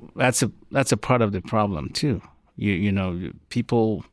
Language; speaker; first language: English; non-native, fluent; Arabic